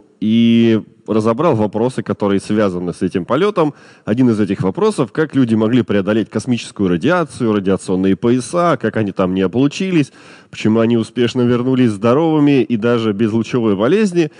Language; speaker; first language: Russian; native; Russian